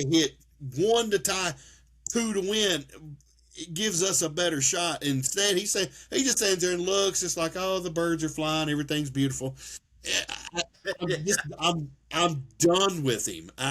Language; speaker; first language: English; native; English